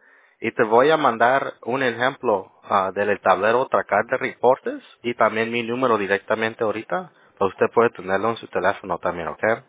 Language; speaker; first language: Spanish; early bilingual, heritage; Spanish